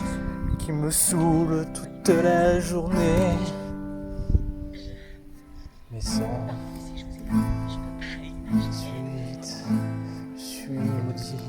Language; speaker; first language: French; native; French